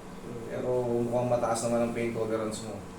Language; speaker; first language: Filipino; native; Filipino